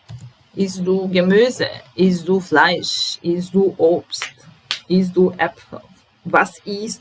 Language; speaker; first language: German; non-native, fluent; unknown